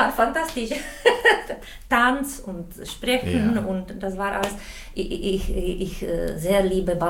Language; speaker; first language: German; non-native, learner; Czech